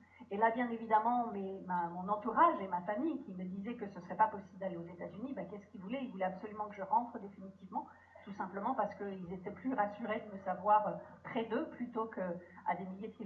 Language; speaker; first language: French; native; French